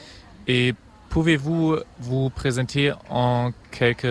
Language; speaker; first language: French; non-native, learner; German